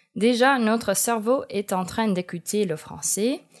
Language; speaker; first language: French; non-native, fluent; English